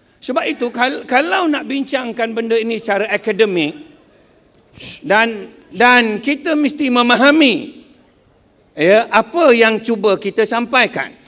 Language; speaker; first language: Malay; non-native, local second language; Chinese